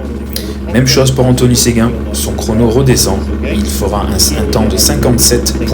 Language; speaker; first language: French; native; French